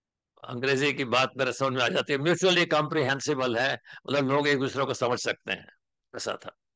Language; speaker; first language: Hindi; native; Hindi